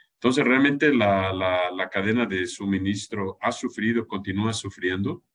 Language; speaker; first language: Spanish; non-native, fluent; German